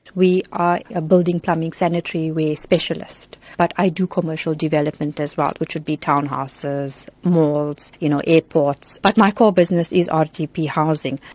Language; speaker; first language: English; native; English